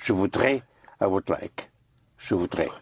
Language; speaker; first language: French; non-native, fluent; English